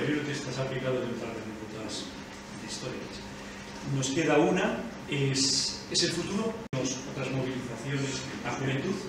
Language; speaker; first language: Spanish; native; Spanish